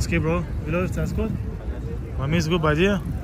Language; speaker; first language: German; native; German